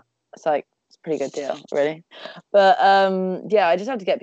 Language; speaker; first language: English; native; English